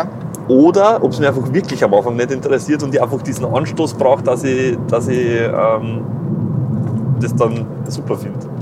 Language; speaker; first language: German; native; German